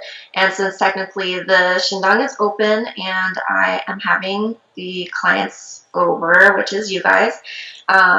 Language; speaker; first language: English; early bilingual, other home language; Korean